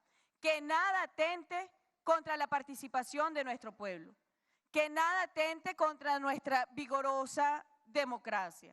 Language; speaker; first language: Spanish; native; Spanish